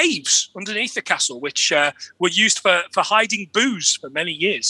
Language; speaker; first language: English; native; English